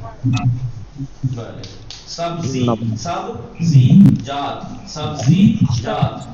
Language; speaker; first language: Persian; non-native, fluent; Urdu